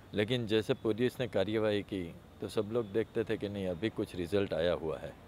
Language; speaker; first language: Hindi; non-native, local second language; Gujarati